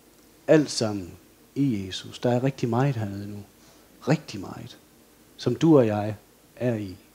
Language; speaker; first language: Danish; native; Danish